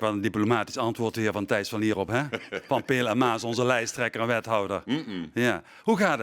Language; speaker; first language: Dutch; native; Dutch